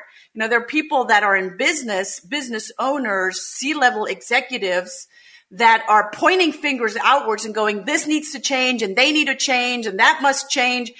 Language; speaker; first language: English; non-native, fluent; German